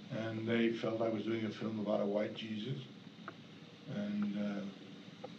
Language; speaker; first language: English; native; English